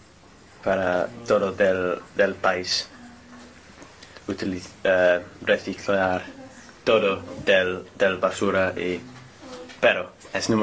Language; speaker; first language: Spanish; non-native, learner; English